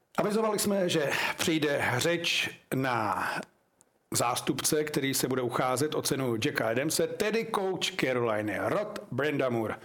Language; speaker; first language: Czech; native; Czech